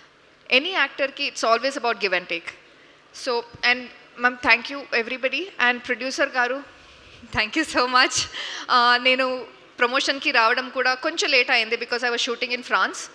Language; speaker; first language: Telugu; non-native, local second language; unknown